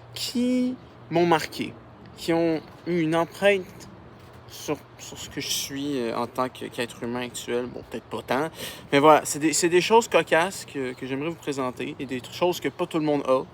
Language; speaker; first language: French; native; French